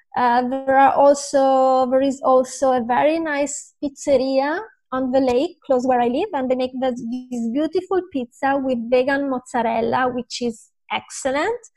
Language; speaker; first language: English; non-native, fluent; Italian